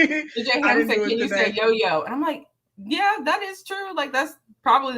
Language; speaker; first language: English; native; English